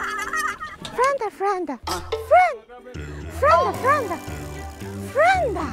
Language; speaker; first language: English; non-native, learner; Chinese